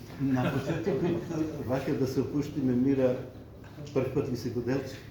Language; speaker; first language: Macedonian; native; Macedonian